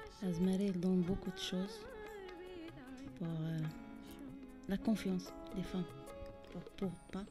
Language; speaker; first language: French; non-native, learner; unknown